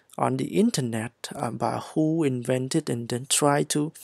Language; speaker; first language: English; non-native, fluent; Khmer